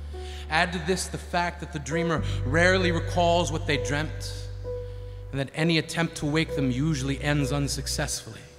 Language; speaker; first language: English; native; English